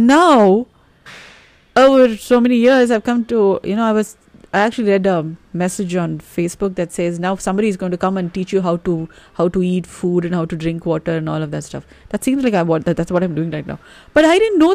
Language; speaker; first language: English; non-native, local second language; Malayalam